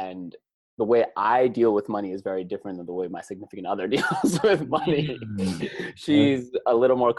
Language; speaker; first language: English; native; English